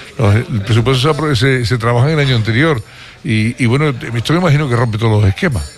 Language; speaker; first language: Spanish; native; Spanish